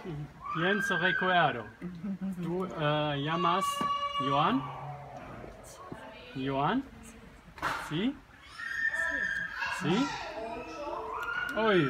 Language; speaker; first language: Spanish; non-native, learner; German